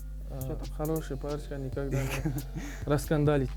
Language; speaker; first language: Russian; non-native, local second language; Kazakh